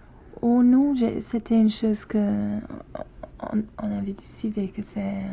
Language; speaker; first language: French; non-native, learner; English